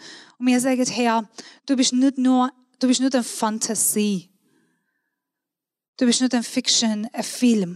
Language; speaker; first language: German; non-native, fluent; Persian